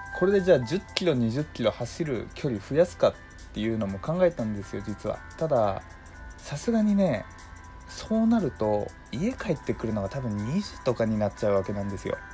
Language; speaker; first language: Japanese; native; Japanese